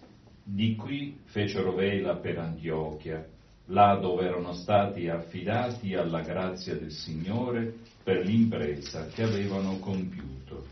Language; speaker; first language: Italian; native; Italian